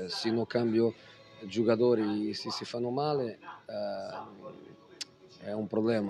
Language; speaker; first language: Italian; non-native, fluent; Portuguese